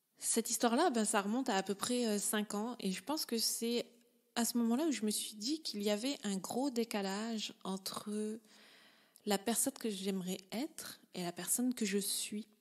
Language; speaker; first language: French; native; French